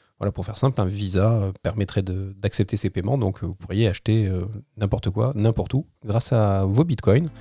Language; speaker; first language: French; native; French